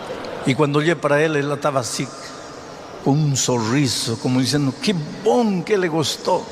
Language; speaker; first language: Portuguese; non-native, fluent; Spanish